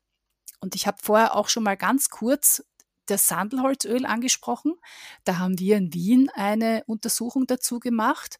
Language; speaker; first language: German; native; German